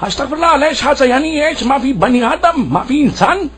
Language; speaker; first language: Arabic; non-native, learner; Urdu